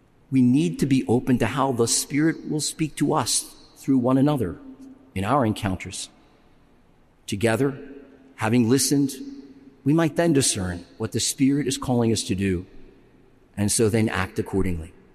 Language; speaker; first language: English; native; English